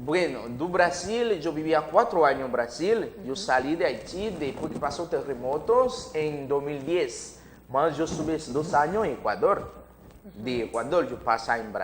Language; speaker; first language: Spanish; non-native, learner; Haitian Creole